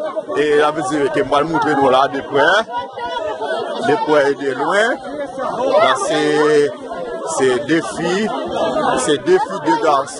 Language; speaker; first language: French; non-native, local second language; Haitian Creole